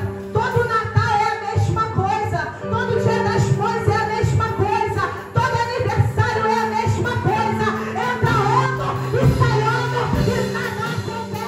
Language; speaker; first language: Portuguese; native; Portuguese